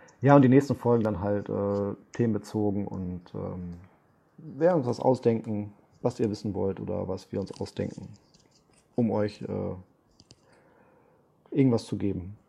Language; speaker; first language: German; native; German